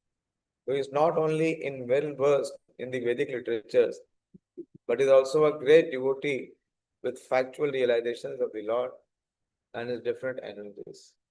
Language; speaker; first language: English; non-native, local second language; Hindi